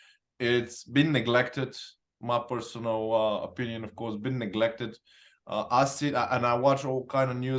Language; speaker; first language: English; non-native, fluent; Bulgarian